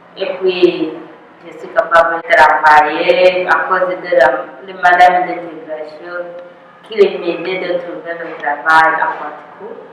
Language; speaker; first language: French; non-native, local second language; Rundi